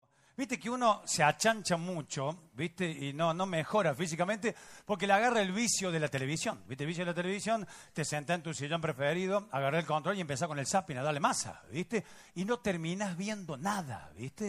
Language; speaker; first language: Spanish; native; Spanish